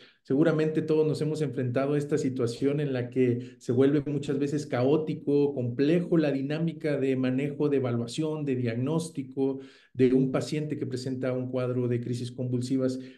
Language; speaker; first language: Spanish; native; Spanish